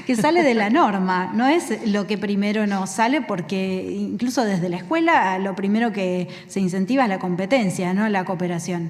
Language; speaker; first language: Spanish; native; Spanish